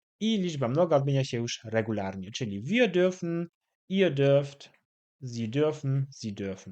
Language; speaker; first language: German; non-native, fluent; Polish